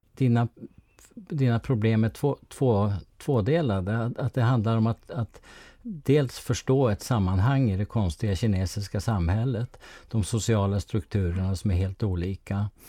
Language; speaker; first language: Swedish; native; Swedish